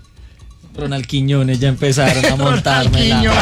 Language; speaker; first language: Spanish; native; Spanish